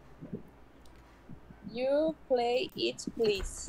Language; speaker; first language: English; non-native, learner; Portuguese